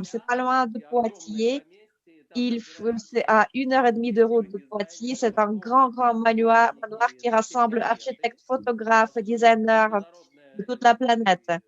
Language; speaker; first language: French; native; French